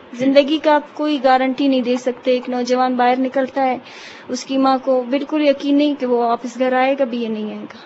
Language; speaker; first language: Urdu; non-native, local second language; Baluchi